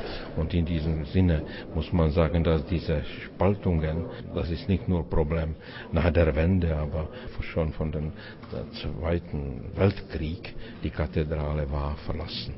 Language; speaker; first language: German; non-native, fluent; Czech